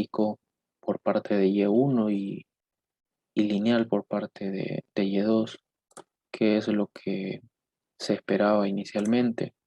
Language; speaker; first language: Spanish; native; Spanish